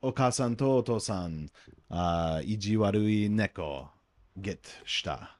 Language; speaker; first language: Japanese; non-native, learner; English